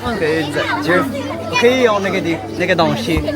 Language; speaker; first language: Chinese; non-native, learner; Arabic